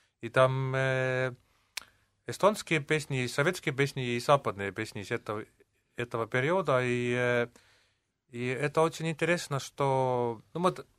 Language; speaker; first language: Russian; non-native, local second language; Estonian